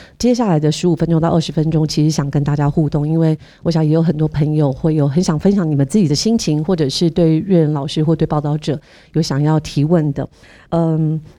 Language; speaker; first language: Chinese; native; Chinese